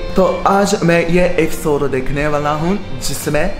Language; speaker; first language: Hindi; non-native, fluent; Japanese